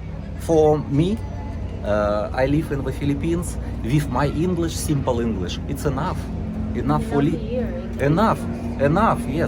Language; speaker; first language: English; non-native, learner; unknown